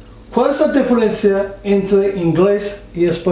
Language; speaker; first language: Spanish; non-native, learner; English